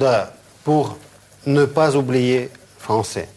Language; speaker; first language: French; non-native, fluent; Russian